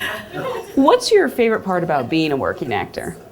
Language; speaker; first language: English; native; English